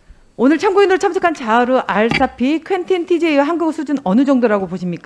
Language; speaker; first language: Korean; native; Korean